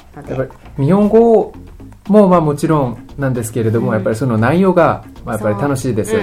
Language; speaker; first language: Japanese; non-native, fluent; Korean